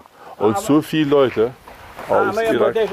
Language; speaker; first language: German; non-native, learner; Kurdish